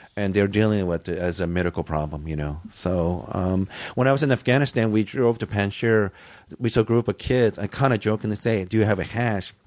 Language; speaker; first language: English; early bilingual, other home language; Japanese